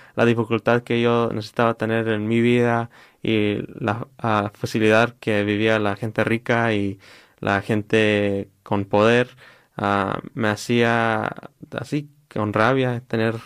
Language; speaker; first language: Spanish; early bilingual, heritage; Spanish